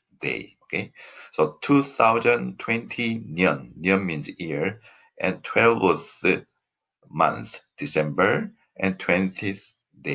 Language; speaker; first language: English; non-native, fluent; Korean